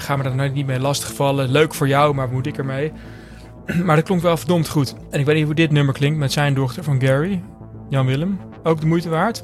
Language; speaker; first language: Dutch; native; Dutch